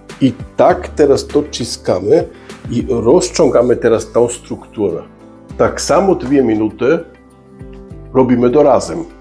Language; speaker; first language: Polish; early bilingual, heritage; Polish